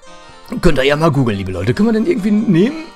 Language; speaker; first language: German; native; German